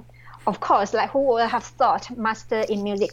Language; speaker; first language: English; non-native, local second language; Chinese